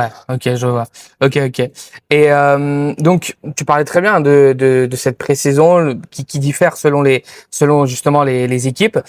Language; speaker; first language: French; native; French